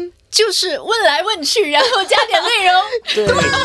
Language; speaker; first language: Chinese; native; Chinese